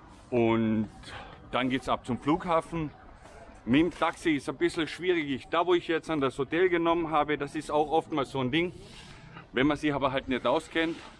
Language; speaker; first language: German; native; German